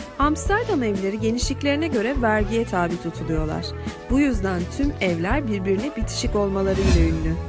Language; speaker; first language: Turkish; native; Turkish